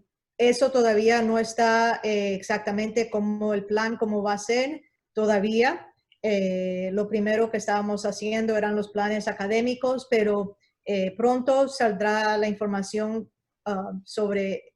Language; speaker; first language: Spanish; early bilingual, heritage; Spanish